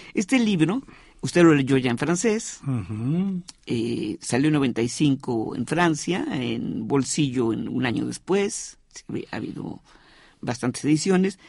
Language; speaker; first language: Spanish; native; Spanish